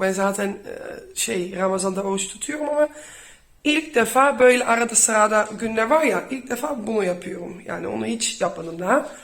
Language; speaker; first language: Turkish; non-native, fluent; Dutch